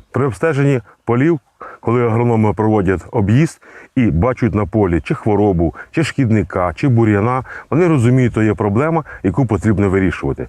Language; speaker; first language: Ukrainian; native; Ukrainian